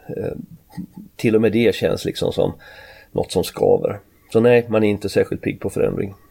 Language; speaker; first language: Swedish; native; Swedish